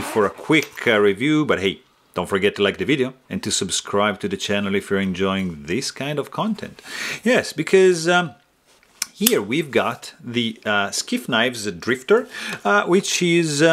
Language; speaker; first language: English; non-native, fluent; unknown